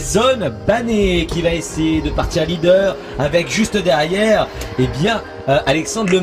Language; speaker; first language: French; native; French